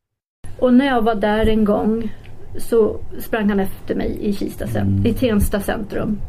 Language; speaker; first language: Swedish; early bilingual, other home language; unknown